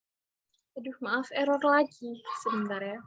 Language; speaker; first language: Indonesian; native; Indonesian